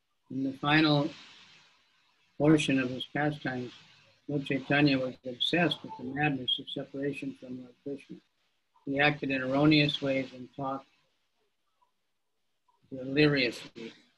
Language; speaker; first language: English; native; English